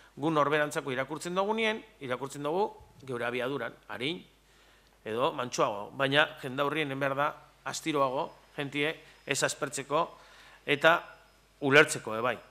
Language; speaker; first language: Basque; native; Basque